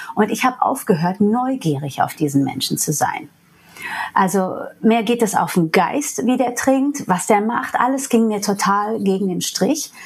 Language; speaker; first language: German; non-native, fluent; English